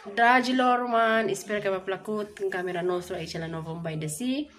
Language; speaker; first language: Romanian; non-native, learner; Filipino